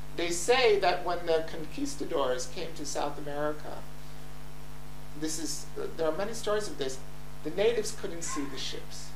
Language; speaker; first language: English; native; English